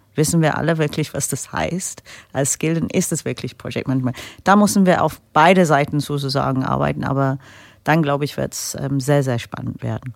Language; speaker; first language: German; non-native, fluent; English